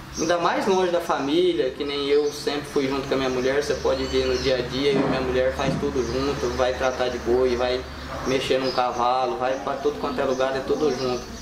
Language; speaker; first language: Portuguese; native; Portuguese